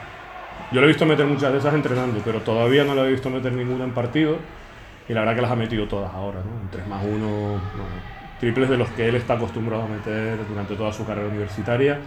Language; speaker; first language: Spanish; native; Spanish